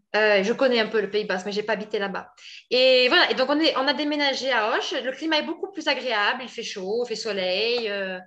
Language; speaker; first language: French; native; French